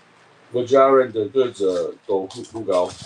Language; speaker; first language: Chinese; non-native, learner; English